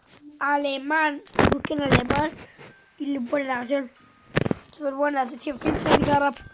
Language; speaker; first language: Spanish; native; Spanish